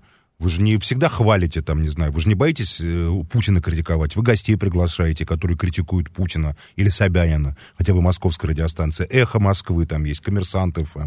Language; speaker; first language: Russian; native; Russian